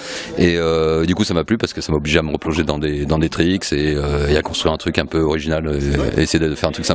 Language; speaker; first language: French; native; French